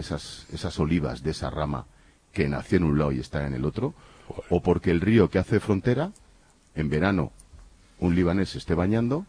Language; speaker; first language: Spanish; native; Spanish